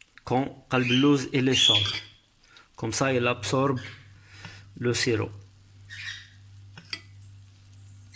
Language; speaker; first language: French; non-native, learner; Arabic